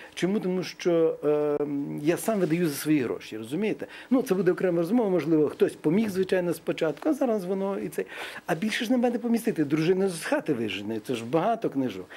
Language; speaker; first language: Ukrainian; non-native, local second language; Russian